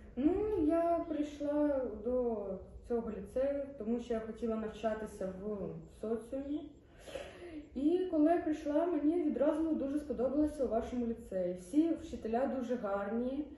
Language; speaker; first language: Ukrainian; non-native, local second language; Russian